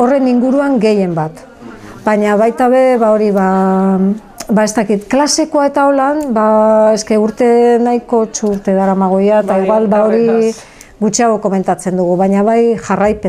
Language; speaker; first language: Basque; native; Basque